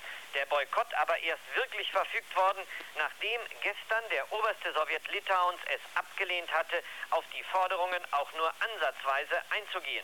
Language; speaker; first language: German; native; German